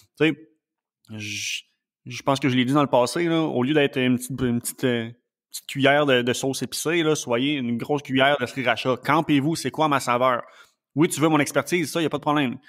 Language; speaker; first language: French; native; French